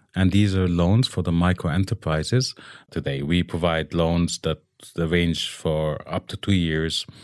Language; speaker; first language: English; non-native, local second language; Arabic